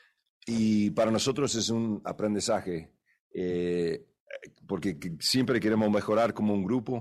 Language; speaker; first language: Spanish; early bilingual, heritage; English